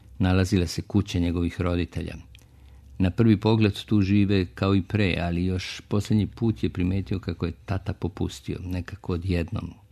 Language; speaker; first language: Serbian; native; Serbian